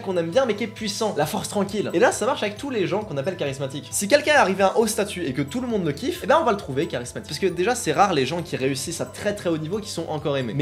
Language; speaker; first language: French; native; French